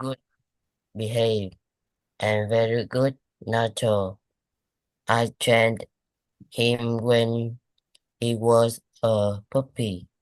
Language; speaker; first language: English; non-native, learner; Vietnamese